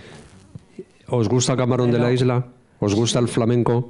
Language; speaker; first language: Spanish; native; Spanish